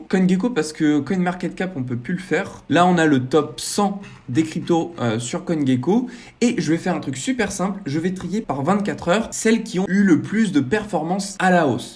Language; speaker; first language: French; native; French